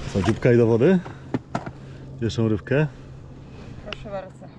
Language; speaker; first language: Polish; native; Polish